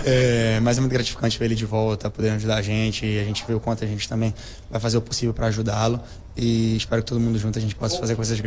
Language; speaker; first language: Portuguese; native; Portuguese